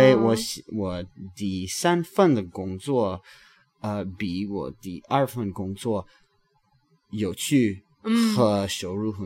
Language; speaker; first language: Chinese; non-native, learner; English